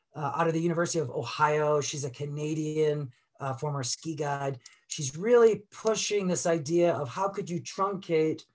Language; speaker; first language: English; native; English